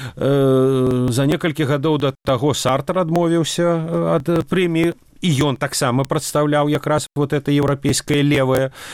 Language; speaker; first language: Belarusian; non-native, local second language; Russian